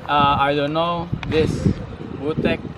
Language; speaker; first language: English; non-native, learner; Indonesian